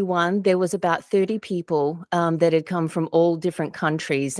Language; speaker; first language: English; native; English